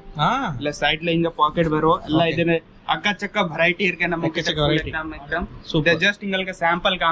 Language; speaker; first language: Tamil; non-native, learner; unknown